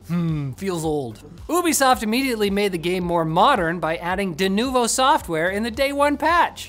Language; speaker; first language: English; native; English